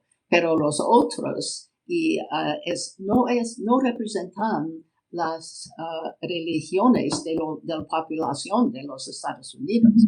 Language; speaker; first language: Spanish; non-native, learner; English